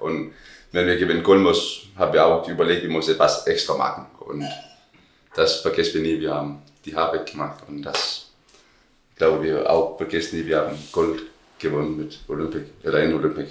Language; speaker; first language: German; non-native, learner; Danish